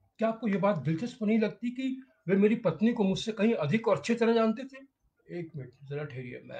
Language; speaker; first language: Hindi; native; Hindi